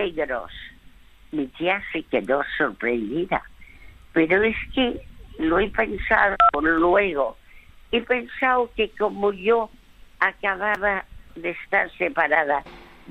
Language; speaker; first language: Spanish; early bilingual, other home language; French